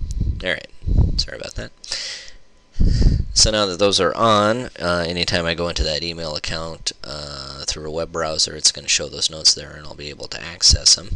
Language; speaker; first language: English; native; English